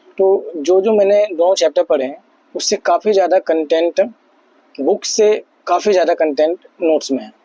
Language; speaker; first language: Hindi; native; Hindi